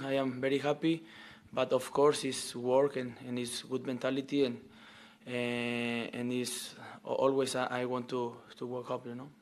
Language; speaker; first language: English; non-native, learner; Spanish